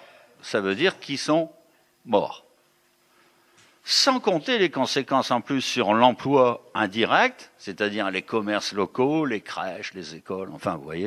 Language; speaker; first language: French; native; French